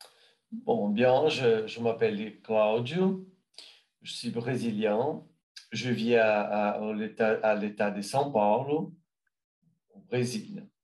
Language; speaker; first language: French; non-native, learner; Portuguese